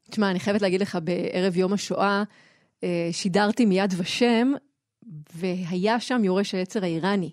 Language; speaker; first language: Hebrew; native; Hebrew